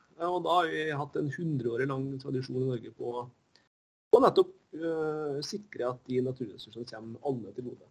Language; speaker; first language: Norwegian; native; Norwegian